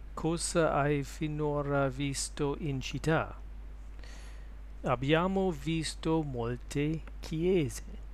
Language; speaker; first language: Italian; non-native, learner; English